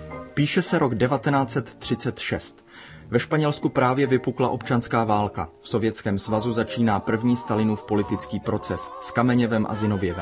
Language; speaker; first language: Czech; native; Czech